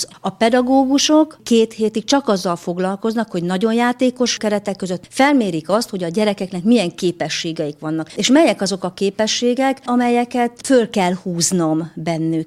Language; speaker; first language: Hungarian; native; Hungarian